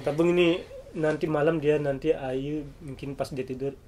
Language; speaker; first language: Indonesian; native; Indonesian